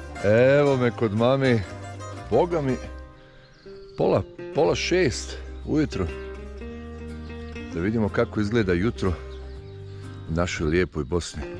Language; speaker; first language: Croatian; native; Croatian